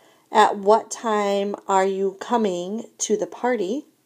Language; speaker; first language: English; native; English